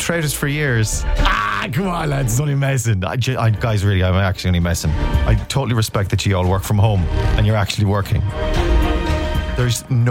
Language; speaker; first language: English; native; English